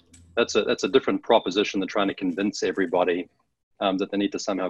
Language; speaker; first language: English; native; English